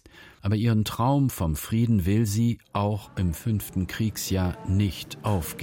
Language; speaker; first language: German; native; German